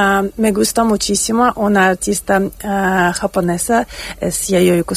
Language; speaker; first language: Spanish; non-native, learner; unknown